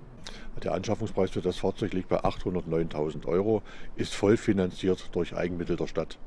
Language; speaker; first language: German; native; German